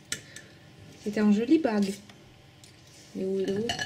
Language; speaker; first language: French; non-native, learner; Russian